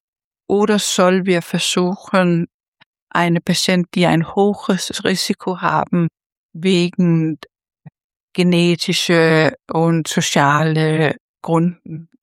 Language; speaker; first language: German; non-native, fluent; Danish